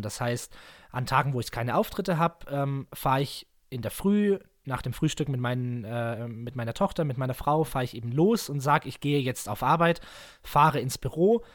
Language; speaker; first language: German; native; German